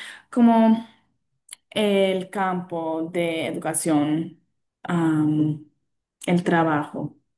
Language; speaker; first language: Spanish; non-native, learner; English